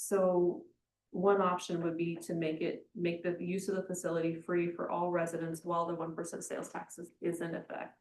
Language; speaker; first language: English; native; English